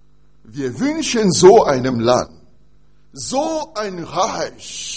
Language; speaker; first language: German; non-native, fluent; French